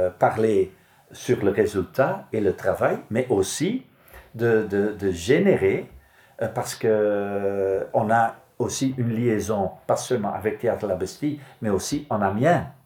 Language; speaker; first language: French; non-native, local second language; Dutch